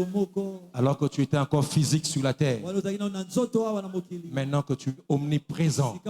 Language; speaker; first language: French; non-native, local second language; Lingala